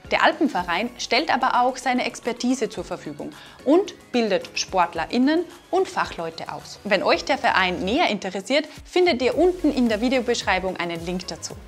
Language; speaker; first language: German; native; German